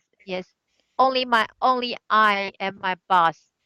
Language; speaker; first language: English; non-native, learner; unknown